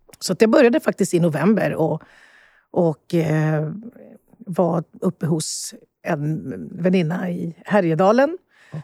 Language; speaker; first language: Swedish; early bilingual, other home language; Spanish